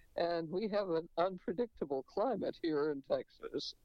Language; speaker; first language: English; native; English